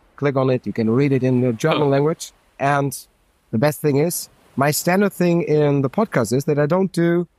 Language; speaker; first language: English; non-native, fluent; German